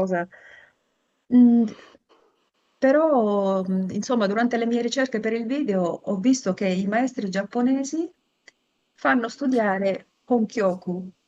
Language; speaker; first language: Italian; native; Italian